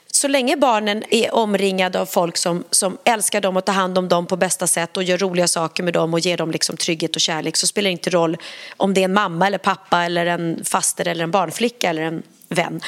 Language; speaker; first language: Swedish; native; Swedish